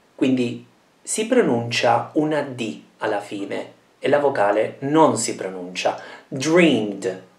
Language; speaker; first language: Italian; non-native, fluent; English